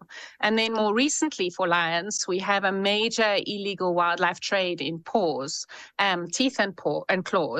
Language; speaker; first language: English; native; English